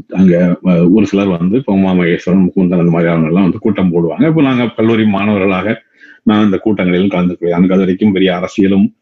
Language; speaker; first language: Tamil; native; Tamil